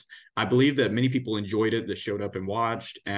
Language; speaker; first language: English; native; English